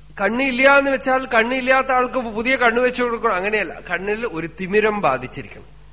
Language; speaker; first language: Malayalam; non-native, local second language; Tamil